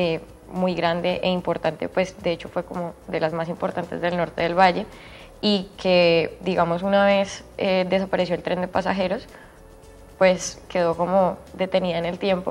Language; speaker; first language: Spanish; native; Spanish